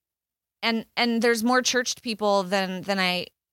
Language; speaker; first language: English; native; English